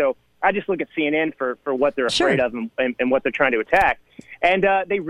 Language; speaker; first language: English; native; English